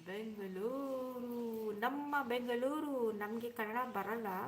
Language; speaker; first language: Kannada; non-native, local second language; Urdu